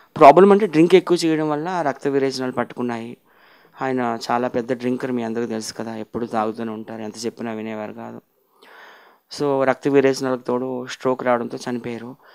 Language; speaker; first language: Telugu; native; Telugu